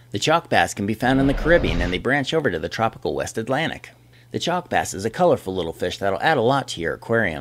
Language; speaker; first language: English; native; English